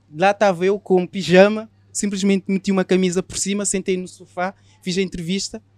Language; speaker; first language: Portuguese; non-native, local second language; Kabuverdianu